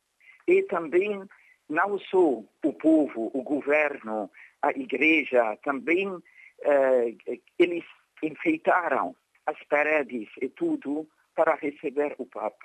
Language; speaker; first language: Portuguese; non-native, fluent; Arabic